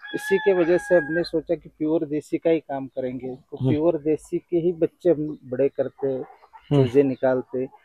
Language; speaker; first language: Hindi; non-native, local second language; Marathi